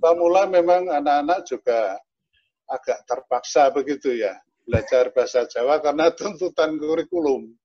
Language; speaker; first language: Indonesian; non-native, local second language; Javanese